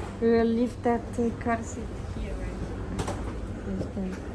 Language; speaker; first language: English; non-native, fluent; Polish